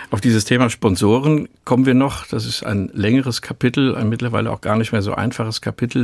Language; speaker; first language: German; native; German